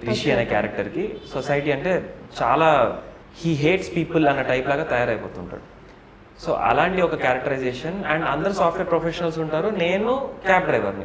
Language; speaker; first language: Telugu; native; Telugu